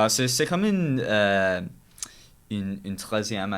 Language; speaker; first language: French; non-native, learner; English